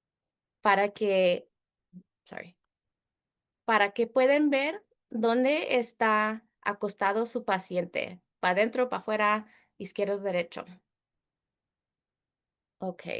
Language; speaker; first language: Spanish; early bilingual, heritage; Spanish